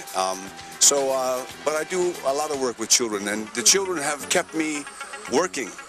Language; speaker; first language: English; native; English